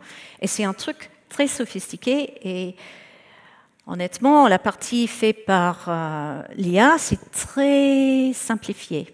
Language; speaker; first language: French; non-native, fluent; English